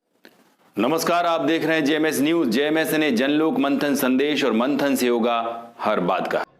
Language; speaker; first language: Hindi; native; Hindi